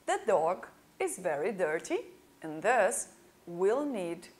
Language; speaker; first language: English; non-native, fluent; Portuguese